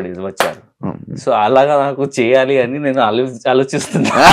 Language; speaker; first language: Telugu; non-native, learner; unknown